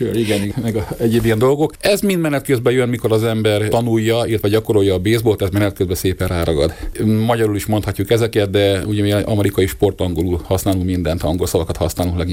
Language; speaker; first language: Hungarian; native; Hungarian